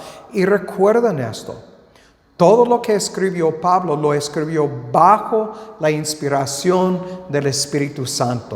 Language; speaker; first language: Spanish; non-native, fluent; English